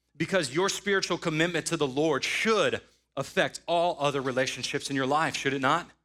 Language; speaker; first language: English; native; English